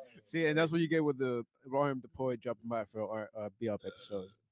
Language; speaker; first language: English; early bilingual, other home language; Spanish